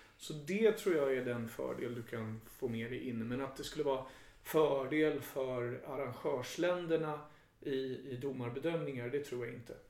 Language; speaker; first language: Swedish; native; Swedish